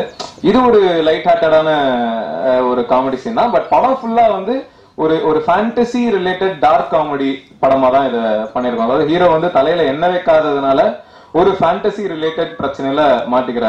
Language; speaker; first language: Tamil; native; Tamil